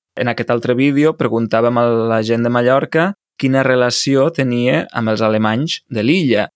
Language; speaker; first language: Catalan; native; Catalan